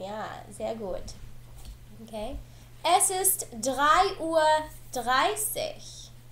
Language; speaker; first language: German; non-native, learner; English